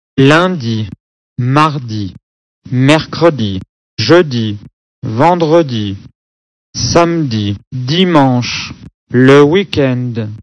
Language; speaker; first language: French; non-native, learner; Portuguese